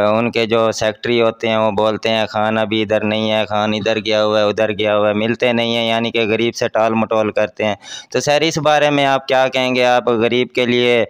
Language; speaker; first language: Urdu; non-native, local second language; Saraiki